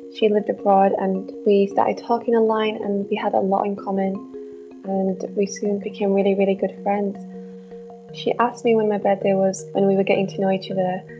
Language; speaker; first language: English; native; English